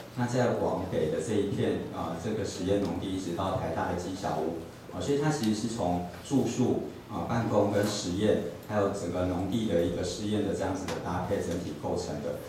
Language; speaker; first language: Chinese; native; Chinese